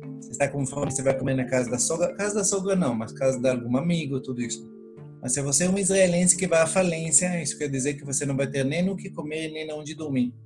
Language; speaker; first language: Portuguese; non-native, fluent; Hebrew